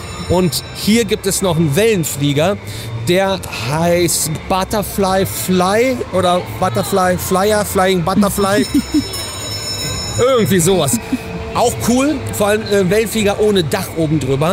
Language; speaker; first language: German; native; German